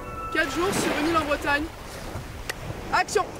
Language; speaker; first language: French; native; French